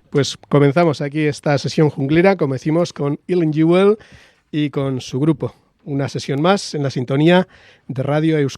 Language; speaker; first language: Spanish; native; Spanish